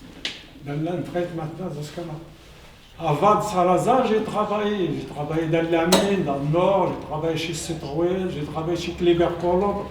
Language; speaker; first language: French; non-native, learner; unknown